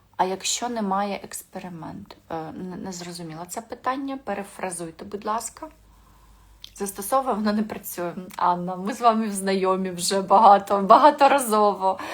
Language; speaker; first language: Ukrainian; non-native, local second language; Russian